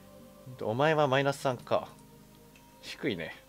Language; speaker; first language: Japanese; native; Japanese